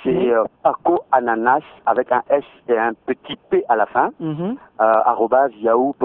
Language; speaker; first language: French; non-native, local second language; Luba-Lulua